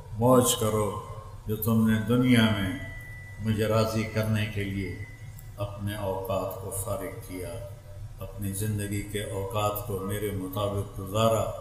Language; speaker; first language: Urdu; non-native, local second language; Punjabi